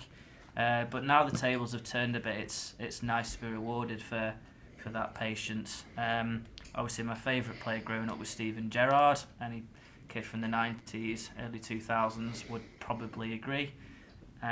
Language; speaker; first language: English; native; English